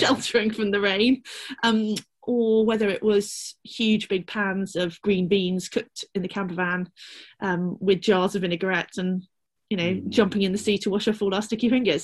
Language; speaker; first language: English; native; English